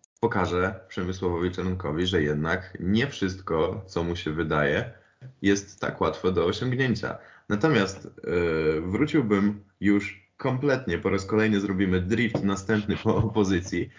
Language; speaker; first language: Polish; native; Polish